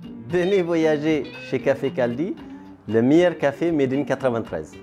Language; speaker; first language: French; non-native, fluent; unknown